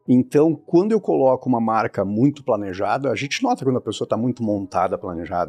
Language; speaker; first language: Portuguese; native; Portuguese